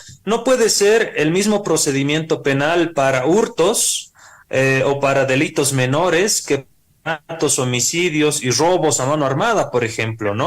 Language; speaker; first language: Spanish; native; Spanish